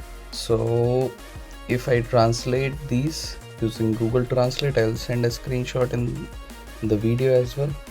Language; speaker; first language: English; non-native, local second language; Hindi